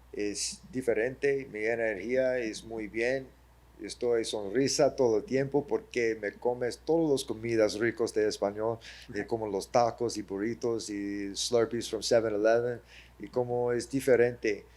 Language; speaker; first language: Spanish; early bilingual, heritage; English